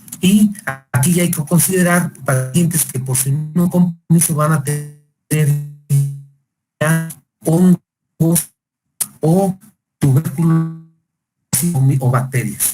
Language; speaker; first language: Spanish; native; Spanish